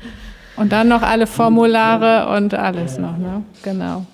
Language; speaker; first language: German; native; German